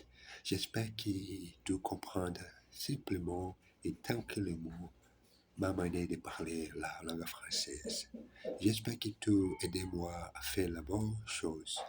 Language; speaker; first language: French; non-native, learner; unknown